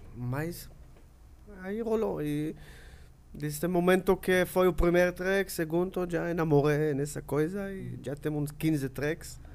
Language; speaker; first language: Portuguese; non-native, learner; Hebrew